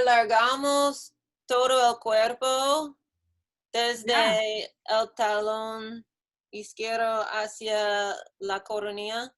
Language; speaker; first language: Spanish; non-native, learner; English